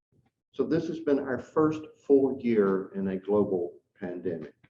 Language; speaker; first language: English; native; English